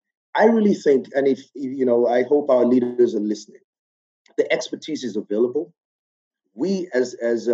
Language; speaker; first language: English; non-native, local second language; Yoruba